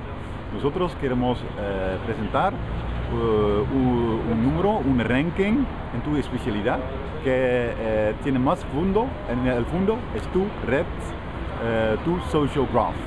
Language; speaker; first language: Spanish; non-native, fluent; Dutch